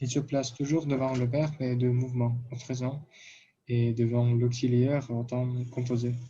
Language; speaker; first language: French; non-native, learner; Russian